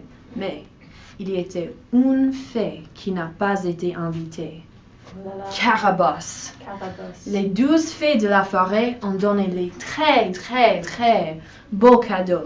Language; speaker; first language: French; non-native, learner; English